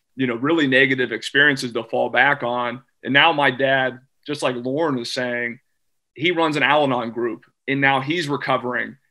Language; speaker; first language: English; native; English